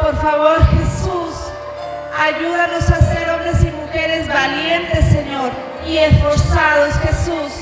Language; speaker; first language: Spanish; native; Spanish